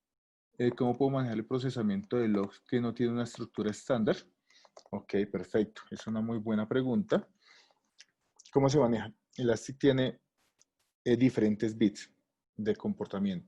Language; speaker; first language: Spanish; native; Spanish